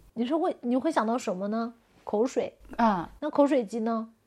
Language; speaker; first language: Chinese; native; Chinese